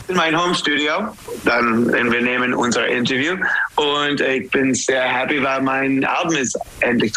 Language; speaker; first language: German; non-native, learner; English